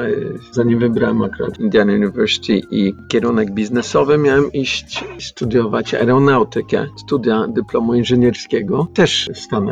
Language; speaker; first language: Polish; early bilingual, heritage; Polish